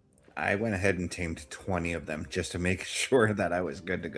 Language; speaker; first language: English; native; English